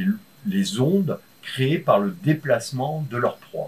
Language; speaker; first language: French; native; French